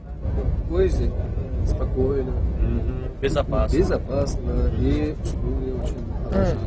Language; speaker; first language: Russian; non-native, local second language; Uzbek